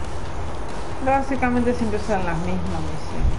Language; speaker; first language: Spanish; native; Spanish